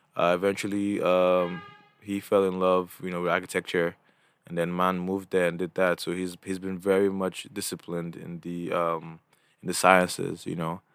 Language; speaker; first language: English; non-native, local second language; Igbo